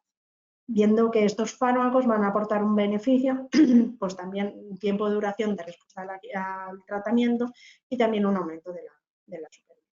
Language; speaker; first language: Spanish; native; Spanish